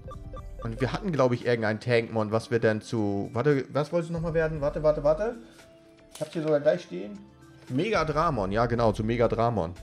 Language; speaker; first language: German; native; German